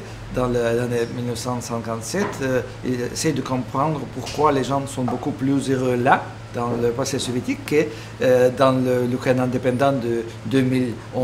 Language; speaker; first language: French; non-native, fluent; Russian